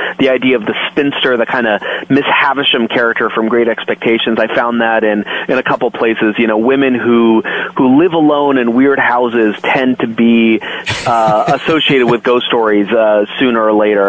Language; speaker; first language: English; native; English